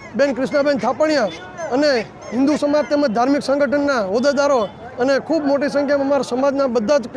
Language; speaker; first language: Gujarati; non-native, local second language; Sindhi